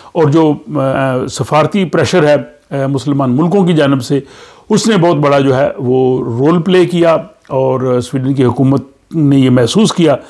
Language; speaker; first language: Urdu; native; Urdu